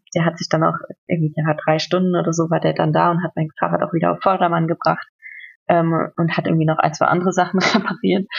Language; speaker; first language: German; native; German